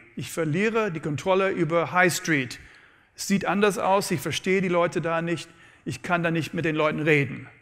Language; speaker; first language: German; non-native, fluent; English